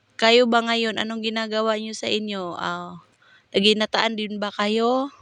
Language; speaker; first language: Filipino; non-native, local second language; Cebuano